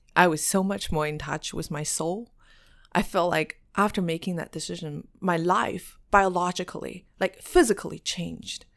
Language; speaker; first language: English; non-native, fluent; Chinese